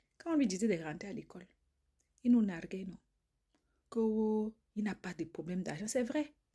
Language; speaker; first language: French; native; French